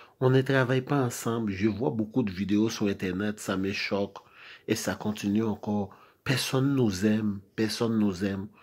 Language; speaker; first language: French; non-native, local second language; Haitian Creole